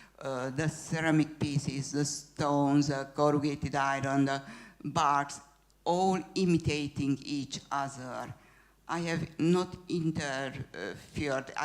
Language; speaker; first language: English; non-native, fluent; Hungarian